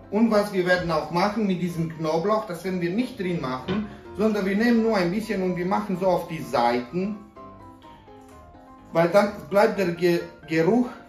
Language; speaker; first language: German; non-native, fluent; Romanian